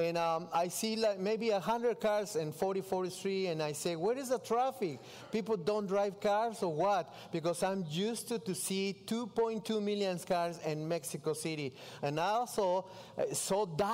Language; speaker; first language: English; non-native, learner; Spanish